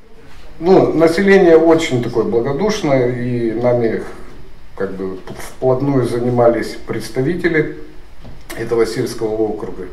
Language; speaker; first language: Russian; native; Russian